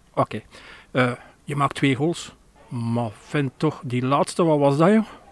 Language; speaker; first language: Dutch; native; Dutch